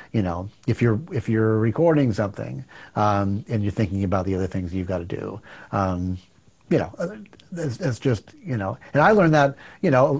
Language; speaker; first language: English; native; English